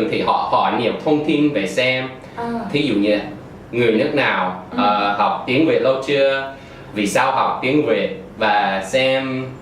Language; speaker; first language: Vietnamese; non-native, fluent; English